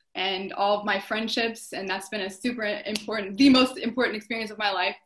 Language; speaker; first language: English; native; English